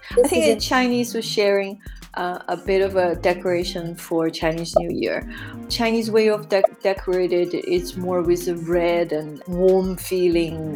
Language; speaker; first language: English; non-native, fluent; Chinese